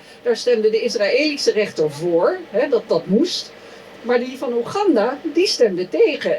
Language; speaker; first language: Dutch; native; Dutch